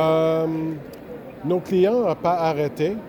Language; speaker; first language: French; non-native, local second language; English